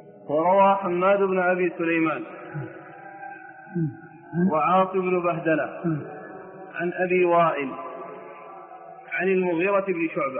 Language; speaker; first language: Arabic; native; Arabic